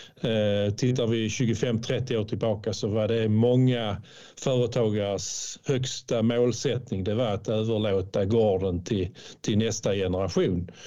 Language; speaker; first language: Swedish; native; Swedish